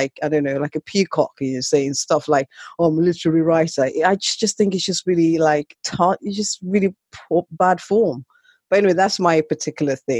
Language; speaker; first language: English; non-native, local second language; Yoruba